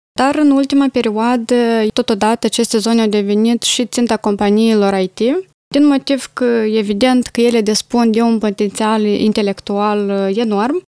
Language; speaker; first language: Romanian; native; Romanian